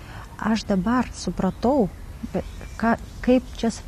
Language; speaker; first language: Lithuanian; non-native, learner; Kazakh